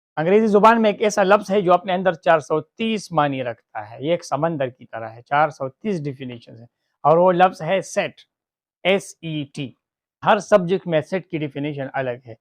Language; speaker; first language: Urdu; non-native, local second language; Pashto